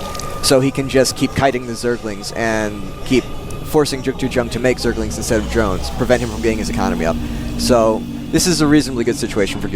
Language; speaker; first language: English; native; English